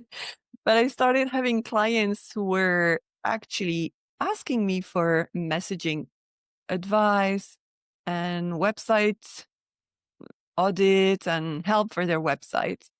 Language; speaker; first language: English; non-native, fluent; French